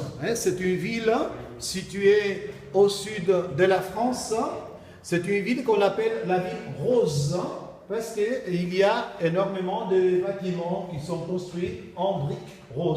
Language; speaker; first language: French; non-native, fluent; Spanish